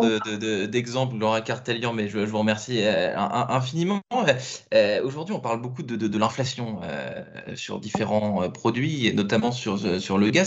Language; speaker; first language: French; native; French